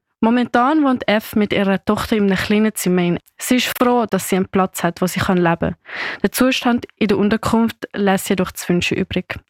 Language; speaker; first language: German; native; German